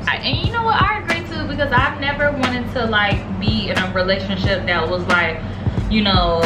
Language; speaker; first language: English; native; English